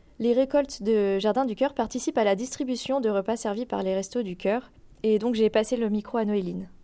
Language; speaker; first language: French; native; French